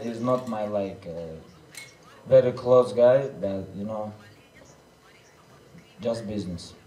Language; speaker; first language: English; non-native, learner; Russian